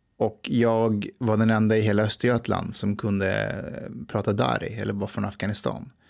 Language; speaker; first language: Swedish; early bilingual, other home language; Persian